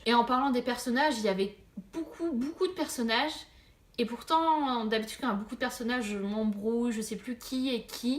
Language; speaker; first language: French; native; French